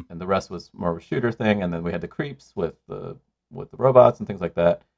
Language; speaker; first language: English; non-native, local second language; Sinhala